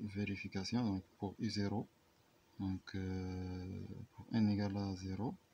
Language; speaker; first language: French; non-native, local second language; Arabic